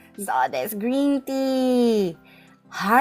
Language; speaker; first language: Japanese; non-native, fluent; Filipino